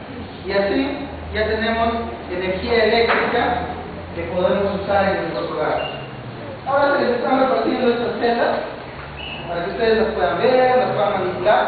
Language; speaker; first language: Spanish; native; Spanish